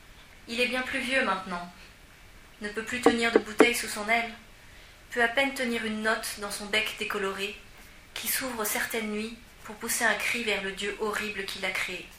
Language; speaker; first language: French; native; French